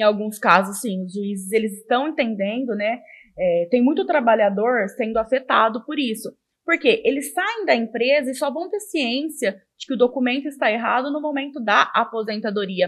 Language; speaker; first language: Portuguese; native; Portuguese